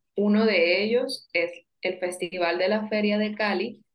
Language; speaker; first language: Spanish; native; Spanish